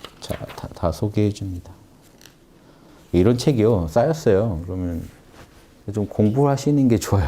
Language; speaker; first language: Korean; native; Korean